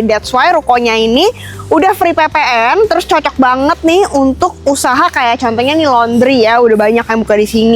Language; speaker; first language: Indonesian; native; Indonesian